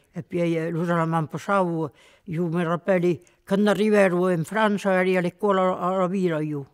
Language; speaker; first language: Occitan; native; Occitan